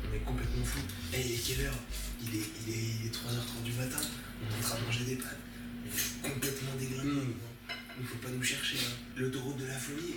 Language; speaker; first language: French; native; French